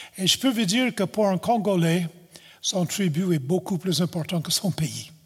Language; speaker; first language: French; non-native, local second language; English